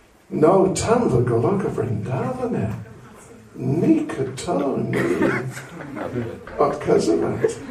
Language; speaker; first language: Russian; non-native, learner; English